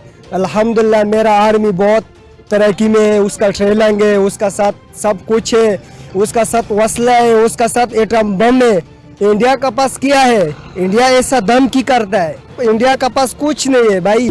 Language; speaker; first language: Hindi; non-native, local second language; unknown